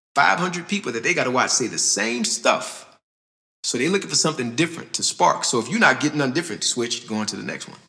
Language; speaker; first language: English; native; English